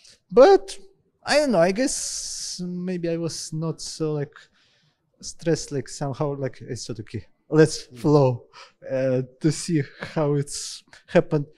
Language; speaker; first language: English; non-native, fluent; Ukrainian